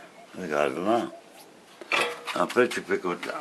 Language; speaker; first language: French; non-native, learner; Italian